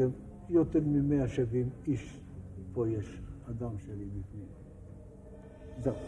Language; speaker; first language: Hebrew; non-native, fluent; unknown